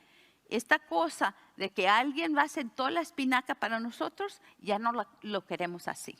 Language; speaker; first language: Spanish; early bilingual, heritage; Spanish